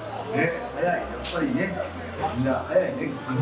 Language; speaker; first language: Japanese; native; Japanese